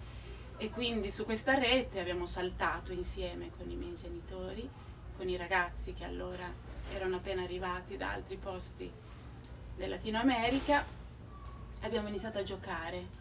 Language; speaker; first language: Italian; non-native, fluent; Spanish